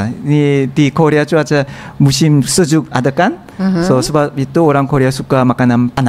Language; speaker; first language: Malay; non-native, learner; Korean